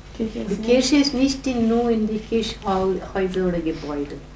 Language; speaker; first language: German; non-native, fluent; Gujarati